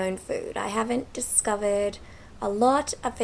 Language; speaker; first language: English; native; English